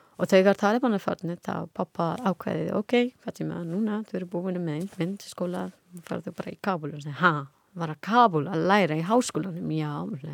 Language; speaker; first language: Icelandic; non-native, learner; Persian